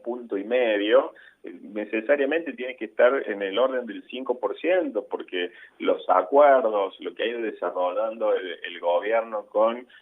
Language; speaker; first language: Spanish; native; Spanish